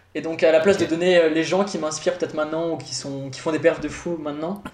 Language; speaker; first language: French; native; French